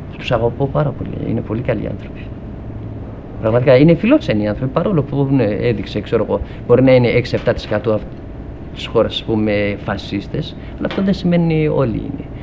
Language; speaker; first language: Greek; non-native, fluent; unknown